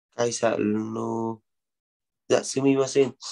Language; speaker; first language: Japanese; non-native, learner; Vietnamese